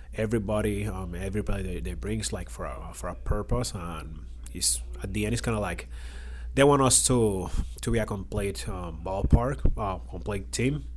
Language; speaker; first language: English; non-native, learner; Spanish